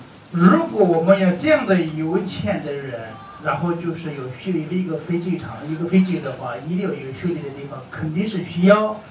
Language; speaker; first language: Chinese; non-native, fluent; Tibetan